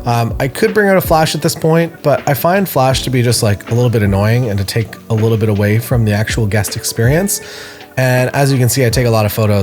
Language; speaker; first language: English; native; English